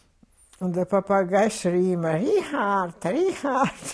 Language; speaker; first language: German; non-native, fluent; Russian